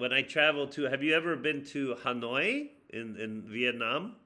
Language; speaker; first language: English; non-native, fluent; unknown